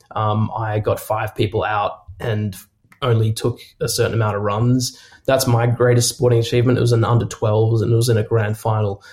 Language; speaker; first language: English; native; English